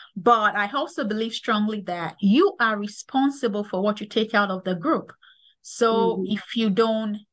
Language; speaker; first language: English; non-native, local second language; Yoruba